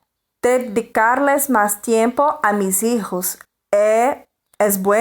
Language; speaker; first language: Spanish; non-native, fluent; Portuguese